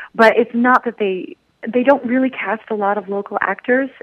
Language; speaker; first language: English; native; English